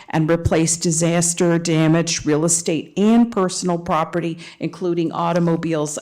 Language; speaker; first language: English; native; English